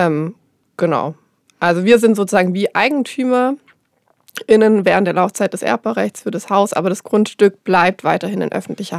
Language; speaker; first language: German; native; German